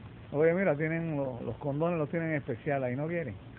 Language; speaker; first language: Spanish; native; Spanish